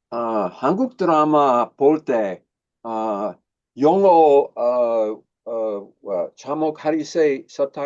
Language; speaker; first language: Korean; non-native, learner; English